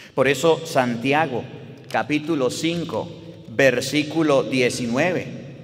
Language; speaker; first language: Spanish; native; Spanish